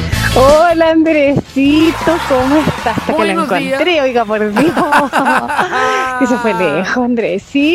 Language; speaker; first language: Spanish; native; Spanish